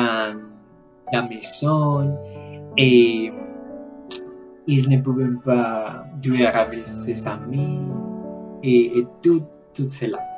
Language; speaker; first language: French; non-native, learner; Spanish